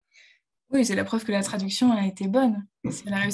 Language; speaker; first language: French; native; French